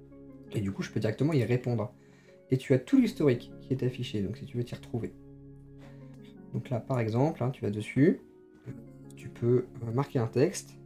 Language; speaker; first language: French; native; French